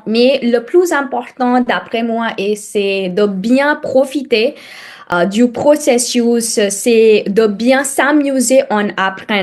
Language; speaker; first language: French; non-native, fluent; Hindi